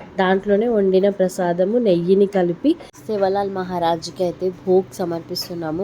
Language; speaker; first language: Telugu; non-native, local second language; Lambadi